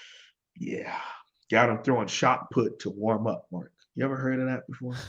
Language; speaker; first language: English; native; English